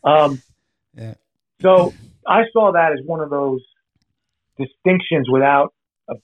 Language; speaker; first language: English; native; English